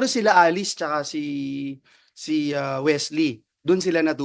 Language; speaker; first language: Filipino; native; Filipino